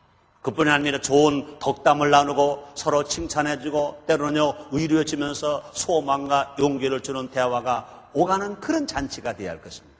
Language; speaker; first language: Korean; native; Korean